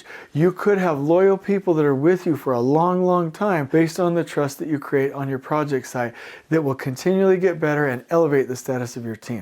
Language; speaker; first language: English; native; English